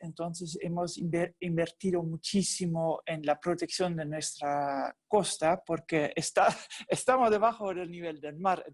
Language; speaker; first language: Spanish; non-native, fluent; Dutch